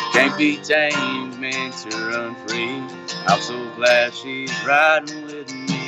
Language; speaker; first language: English; native; English